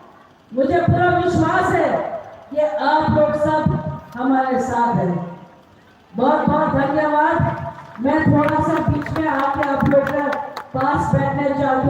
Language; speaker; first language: Hindi; non-native, local second language; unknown